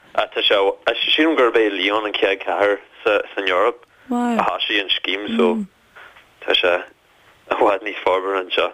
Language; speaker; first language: Irish; native; Irish